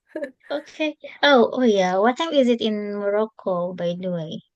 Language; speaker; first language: English; non-native, fluent; Indonesian